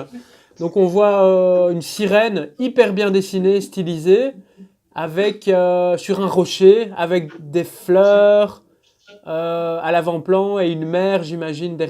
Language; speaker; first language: French; native; French